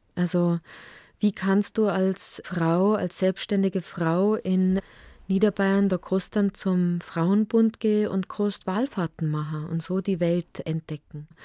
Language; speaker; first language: German; native; German